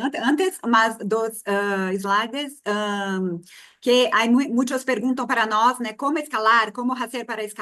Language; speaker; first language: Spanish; non-native, fluent; Portuguese